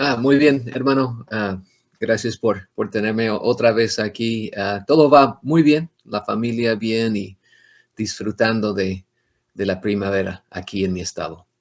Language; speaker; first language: Spanish; non-native, fluent; English